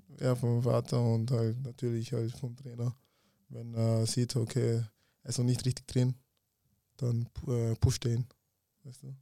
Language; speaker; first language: German; early bilingual, other home language; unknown